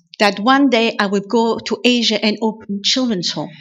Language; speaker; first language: English; non-native, fluent; German